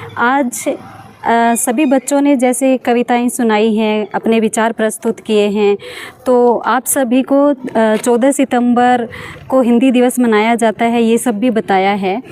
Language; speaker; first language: Hindi; native; Hindi